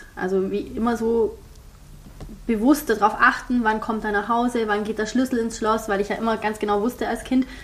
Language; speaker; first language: German; early bilingual, heritage; German